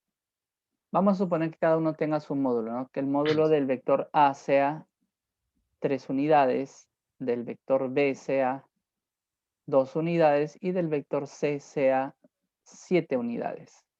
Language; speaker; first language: Spanish; native; Spanish